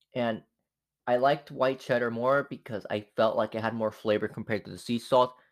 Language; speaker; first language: English; non-native, fluent; Spanish